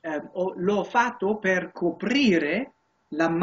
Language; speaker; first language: Italian; non-native, learner; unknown